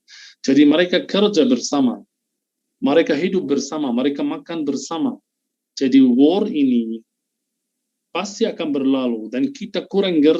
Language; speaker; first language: Indonesian; non-native, fluent; Arabic